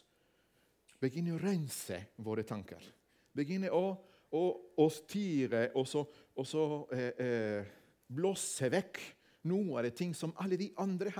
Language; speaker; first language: Norwegian; non-native, fluent; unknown